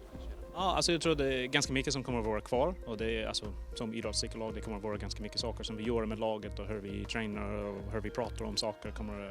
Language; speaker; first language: Swedish; non-native, fluent; English